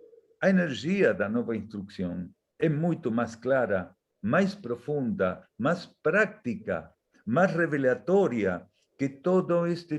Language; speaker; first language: Portuguese; non-native, fluent; Spanish